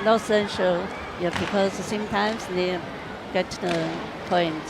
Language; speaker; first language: English; non-native, learner; Chinese